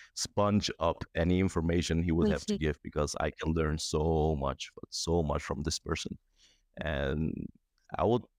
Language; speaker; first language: English; non-native, fluent; Spanish